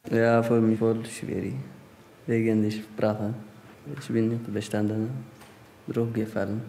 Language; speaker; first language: German; non-native, learner; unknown